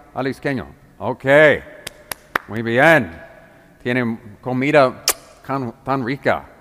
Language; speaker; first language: Spanish; non-native, fluent; English